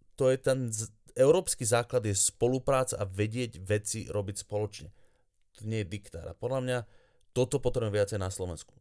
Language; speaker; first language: Slovak; native; Slovak